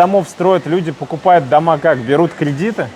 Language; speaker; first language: Russian; native; Russian